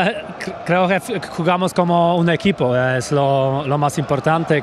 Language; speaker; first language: Spanish; non-native, fluent; Polish